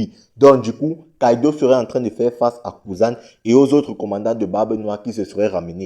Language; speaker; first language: French; native; French